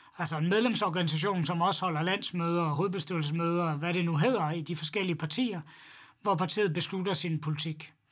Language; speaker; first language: Danish; native; Danish